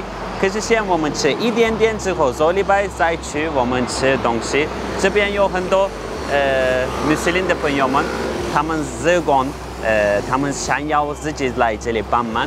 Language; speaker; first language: Chinese; non-native, fluent; Turkish